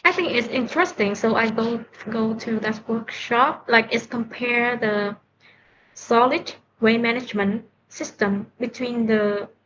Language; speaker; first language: English; non-native, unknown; Vietnamese